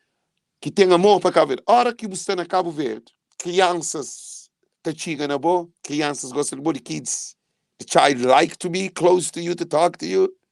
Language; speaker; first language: Portuguese; non-native, local second language; Kabuverdianu